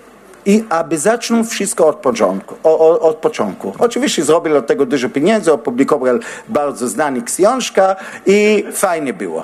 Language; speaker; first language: Polish; non-native, learner; Hebrew